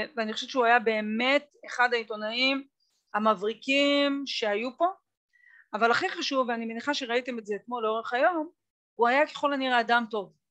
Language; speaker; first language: Hebrew; native; Hebrew